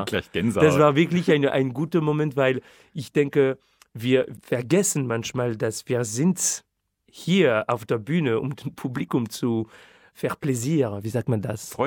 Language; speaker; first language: German; non-native, fluent; French